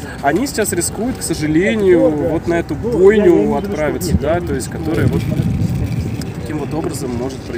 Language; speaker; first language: Russian; native; Russian